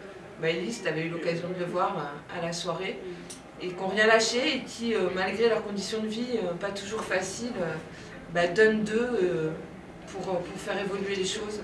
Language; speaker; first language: French; native; French